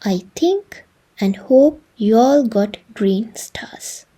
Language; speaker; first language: English; non-native, local second language; Sinhala